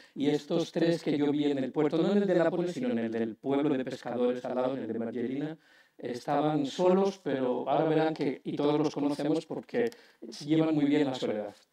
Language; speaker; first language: Spanish; native; Spanish